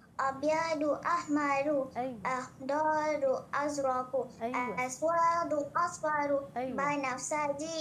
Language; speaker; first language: Arabic; non-native, learner; Malay